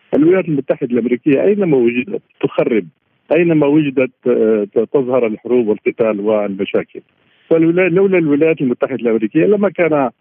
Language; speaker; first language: Arabic; native; Arabic